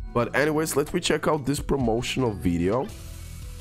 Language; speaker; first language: English; non-native, fluent; Croatian